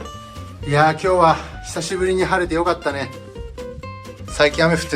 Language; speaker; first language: Japanese; native; Japanese